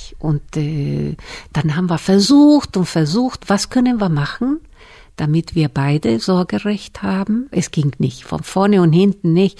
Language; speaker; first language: German; non-native, fluent; Spanish